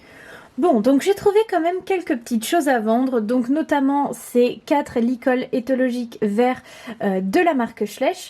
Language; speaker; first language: French; native; French